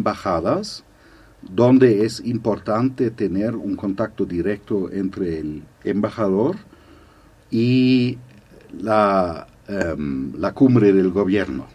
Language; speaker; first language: Spanish; non-native, fluent; German